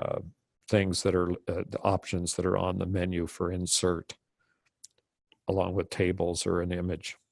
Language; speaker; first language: English; native; English